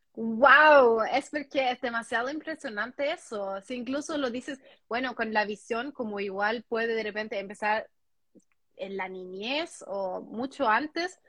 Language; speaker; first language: Spanish; non-native, fluent; German